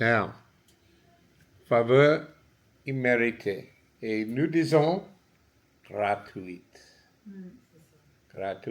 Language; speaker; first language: French; non-native, learner; English